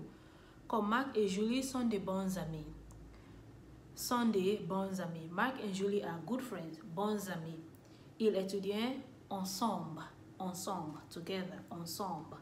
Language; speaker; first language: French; non-native, learner; English